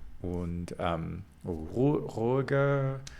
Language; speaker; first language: German; non-native, learner; English